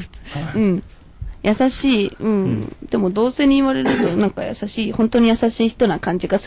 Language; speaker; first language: Japanese; native; Japanese